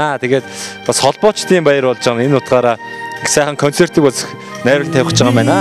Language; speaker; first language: Mongolian; native; Mongolian